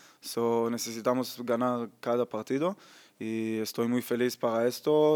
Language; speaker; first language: Spanish; non-native, learner; Hebrew